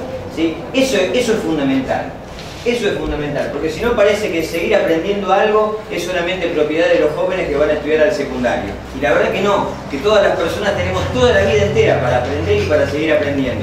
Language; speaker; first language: Spanish; native; Spanish